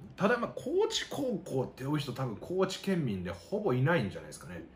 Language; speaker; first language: Japanese; native; Japanese